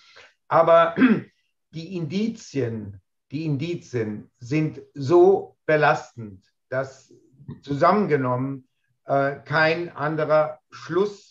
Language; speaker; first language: German; native; German